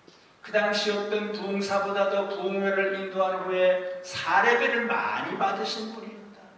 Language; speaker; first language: Korean; native; Korean